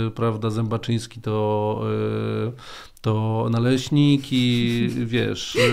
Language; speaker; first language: Polish; native; Polish